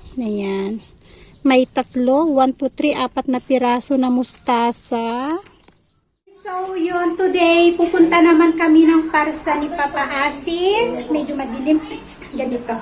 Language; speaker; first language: Filipino; non-native, local second language; Iloko